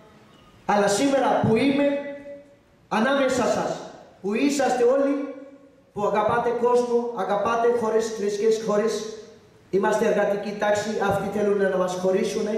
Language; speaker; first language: Greek; non-native, learner; Urdu